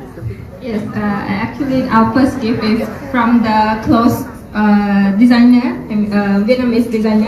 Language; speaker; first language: English; non-native, learner; Korean